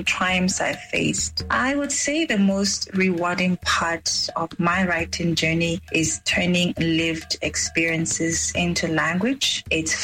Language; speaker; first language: English; non-native, local second language; Tswana